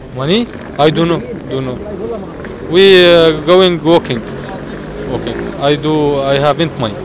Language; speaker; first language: English; non-native, learner; Arabic